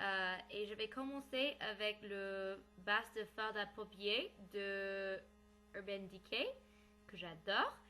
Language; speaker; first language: French; non-native, learner; English